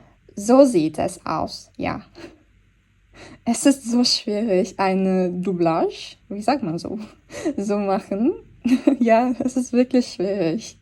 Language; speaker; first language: German; non-native, fluent; Turkish